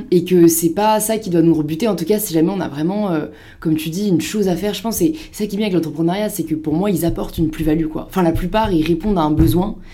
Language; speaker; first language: French; native; French